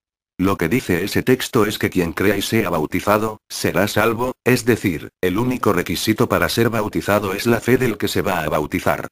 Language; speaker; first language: Spanish; native; Spanish